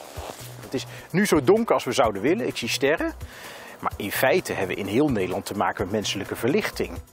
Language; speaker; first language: Dutch; native; Dutch